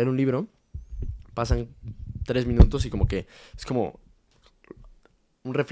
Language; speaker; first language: Spanish; native; Spanish